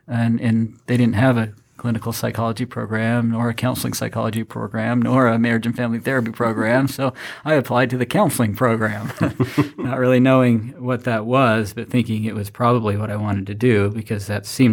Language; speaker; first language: English; native; English